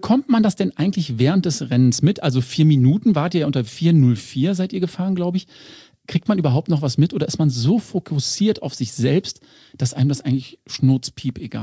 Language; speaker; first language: German; native; German